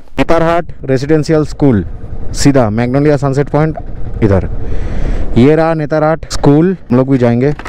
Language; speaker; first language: Hindi; non-native, local second language; Bangla